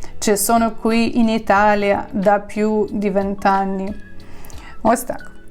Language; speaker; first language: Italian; non-native, fluent; Ukrainian